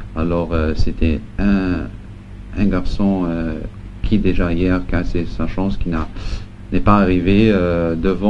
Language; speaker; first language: French; non-native, local second language; Luxembourgish